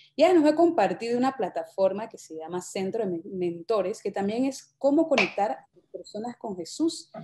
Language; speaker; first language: Spanish; native; Spanish